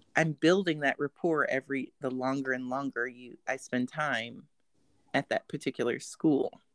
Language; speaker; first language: English; native; English